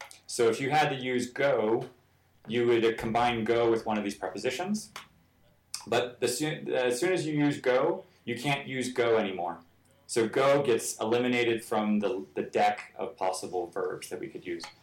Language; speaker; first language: English; native; English